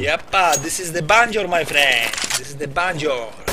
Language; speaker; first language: English; non-native, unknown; Polish